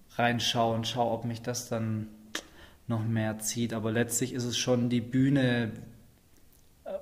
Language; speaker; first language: German; native; German